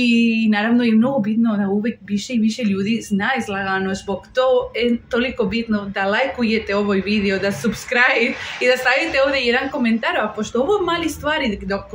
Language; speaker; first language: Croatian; non-native, learner; Spanish